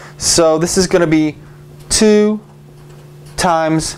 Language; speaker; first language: English; native; English